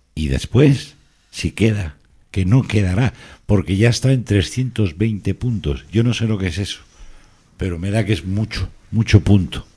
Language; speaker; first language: Spanish; native; Spanish